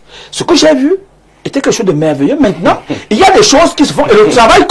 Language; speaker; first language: French; native; French